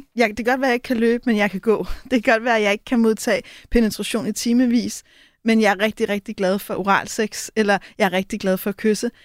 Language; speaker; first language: Danish; native; Danish